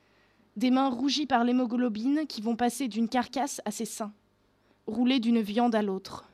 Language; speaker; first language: French; native; French